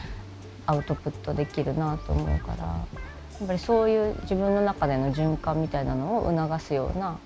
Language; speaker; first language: Japanese; native; Japanese